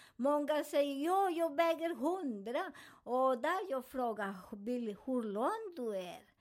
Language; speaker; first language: Swedish; non-native, fluent; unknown